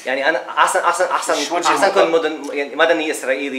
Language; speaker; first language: Arabic; non-native, learner; English